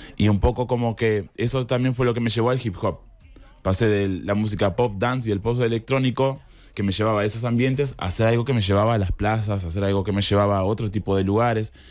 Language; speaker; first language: Spanish; native; Spanish